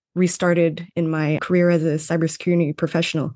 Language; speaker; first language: English; non-native, fluent; Filipino